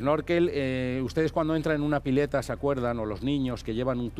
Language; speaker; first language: Spanish; native; Spanish